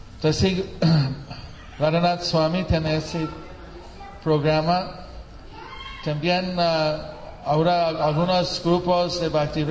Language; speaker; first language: Spanish; non-native, fluent; English